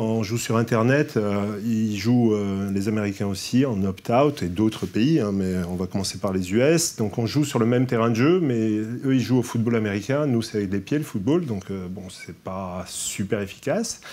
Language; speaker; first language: French; native; French